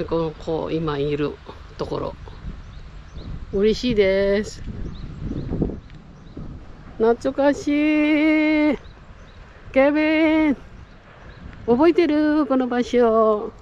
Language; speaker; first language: Japanese; non-native, learner; Filipino